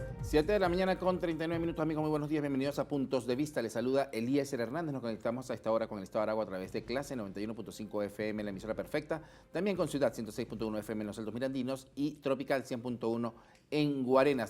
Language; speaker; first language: Spanish; native; Spanish